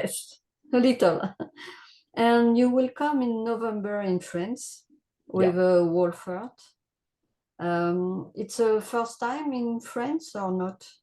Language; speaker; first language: English; non-native, learner; French